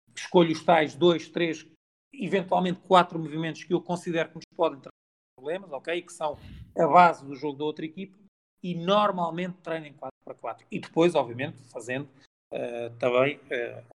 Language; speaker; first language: Portuguese; native; Portuguese